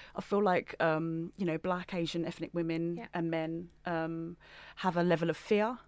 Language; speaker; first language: English; native; English